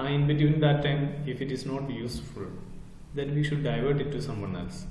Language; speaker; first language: English; non-native, local second language; Malayalam